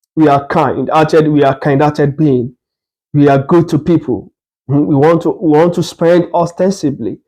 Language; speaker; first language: English; non-native, local second language; Yoruba